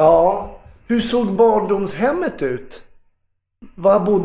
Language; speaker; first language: Swedish; native; Swedish